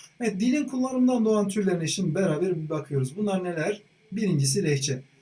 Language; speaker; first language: Turkish; native; Turkish